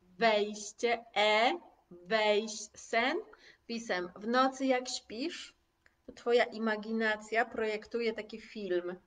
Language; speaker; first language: Polish; native; Polish